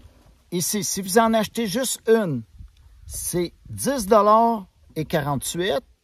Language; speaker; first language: French; native; French